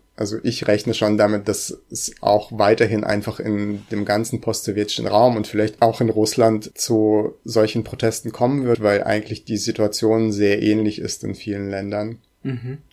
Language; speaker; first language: German; early bilingual, other home language; Russian